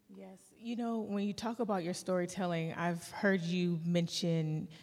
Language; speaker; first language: English; early bilingual, other home language; Yoruba